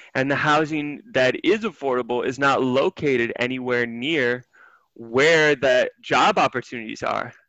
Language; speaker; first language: English; native; English